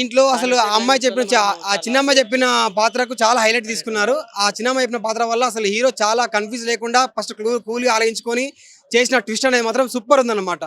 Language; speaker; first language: Telugu; native; Telugu